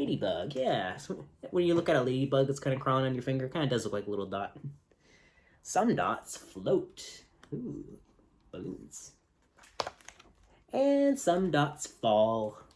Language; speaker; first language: English; native; English